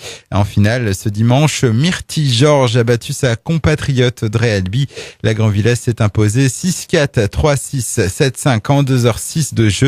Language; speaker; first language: French; native; French